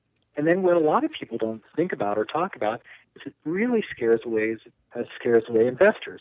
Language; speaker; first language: English; native; English